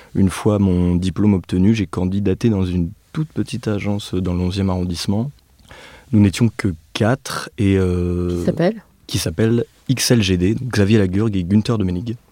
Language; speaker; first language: French; native; French